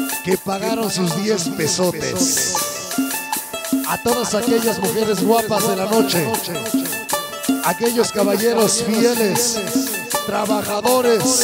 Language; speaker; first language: Spanish; native; Spanish